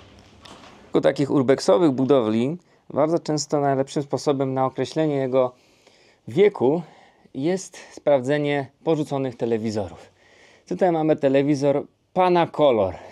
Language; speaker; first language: Polish; native; Polish